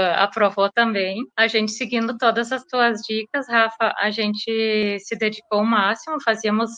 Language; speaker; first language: Portuguese; native; Portuguese